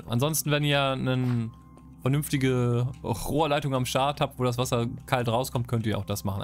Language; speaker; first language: German; native; German